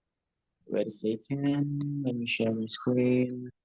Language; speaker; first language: English; non-native, learner; Indonesian